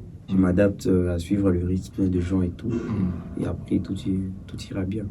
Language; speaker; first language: French; non-native, local second language; Swahili